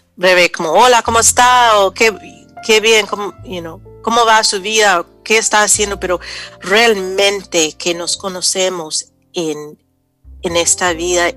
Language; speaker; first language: Spanish; non-native, fluent; English